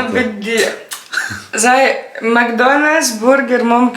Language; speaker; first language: Arabic; non-native, learner; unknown